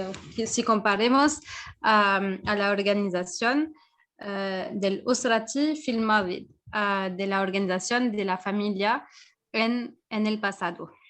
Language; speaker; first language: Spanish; non-native, fluent; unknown